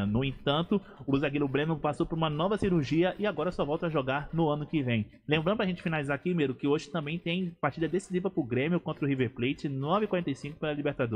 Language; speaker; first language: Portuguese; native; Portuguese